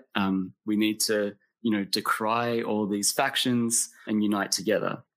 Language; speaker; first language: English; native; English